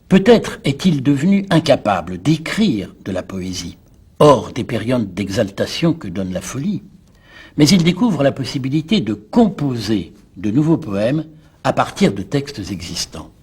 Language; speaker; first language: French; native; French